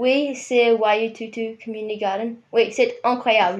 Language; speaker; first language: French; non-native, fluent; English